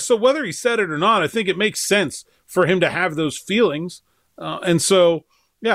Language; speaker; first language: English; native; English